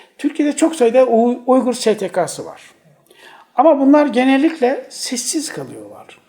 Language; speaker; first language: Turkish; native; Turkish